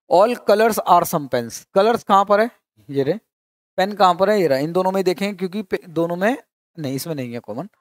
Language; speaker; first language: Hindi; native; Hindi